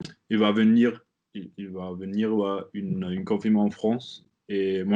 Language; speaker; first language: French; non-native, learner; German